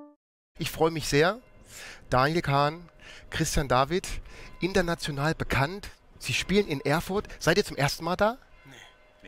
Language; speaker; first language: German; native; German